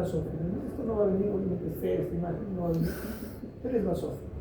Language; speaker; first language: Spanish; native; Spanish